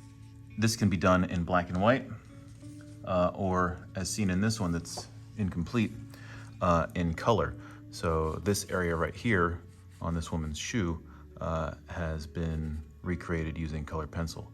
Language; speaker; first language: English; native; English